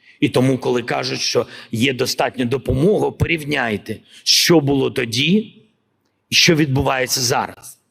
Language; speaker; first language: Ukrainian; non-native, local second language; Russian